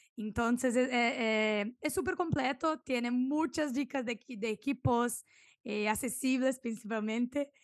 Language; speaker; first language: Spanish; non-native, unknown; Portuguese